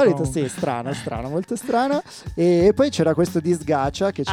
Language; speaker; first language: Italian; native; Italian